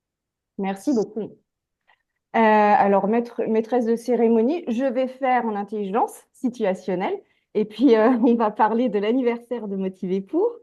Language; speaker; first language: French; native; French